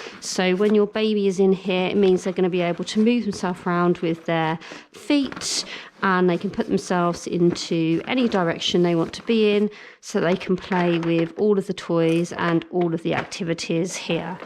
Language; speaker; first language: English; native; English